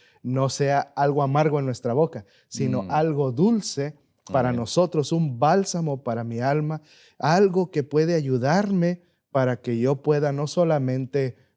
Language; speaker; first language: Spanish; native; Spanish